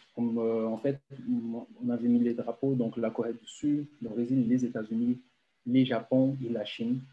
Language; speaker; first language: French; non-native, fluent; Portuguese